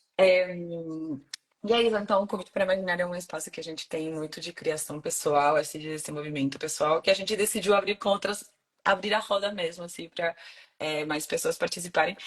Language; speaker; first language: Portuguese; non-native, fluent; Spanish